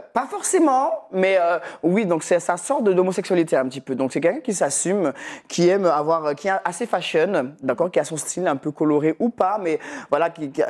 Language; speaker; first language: French; native; French